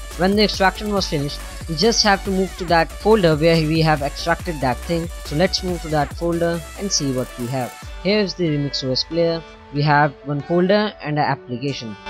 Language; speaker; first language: English; non-native, local second language; Hindi